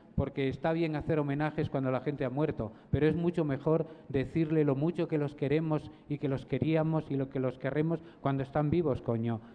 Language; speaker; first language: Spanish; native; Spanish